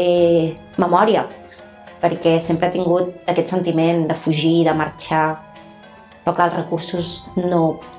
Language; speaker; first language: Catalan; non-native, fluent; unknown